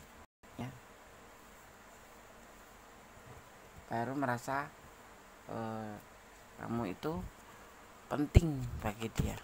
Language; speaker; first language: Indonesian; native; Indonesian